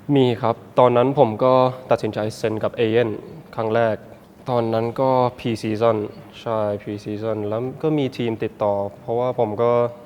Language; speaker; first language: Thai; early bilingual, heritage; Thai